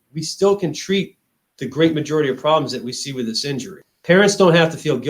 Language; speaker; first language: English; native; English